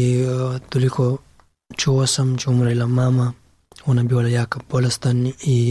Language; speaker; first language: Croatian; non-native, learner; Pashto